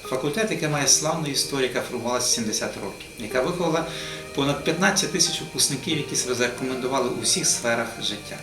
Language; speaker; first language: Ukrainian; native; Ukrainian